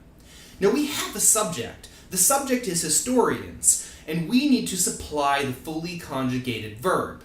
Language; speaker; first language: English; native; English